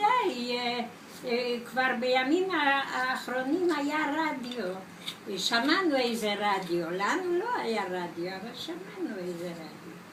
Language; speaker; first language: Hebrew; non-native, fluent; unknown